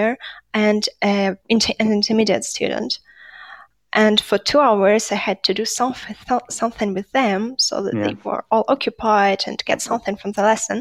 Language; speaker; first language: English; non-native, fluent; Russian